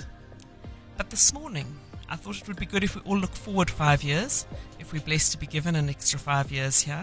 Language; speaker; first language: English; native; English